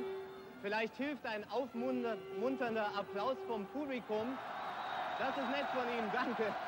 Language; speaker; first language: German; native; German